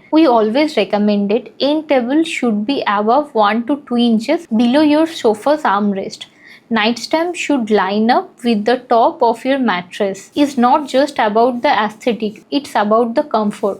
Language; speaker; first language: English; non-native, local second language; Hindi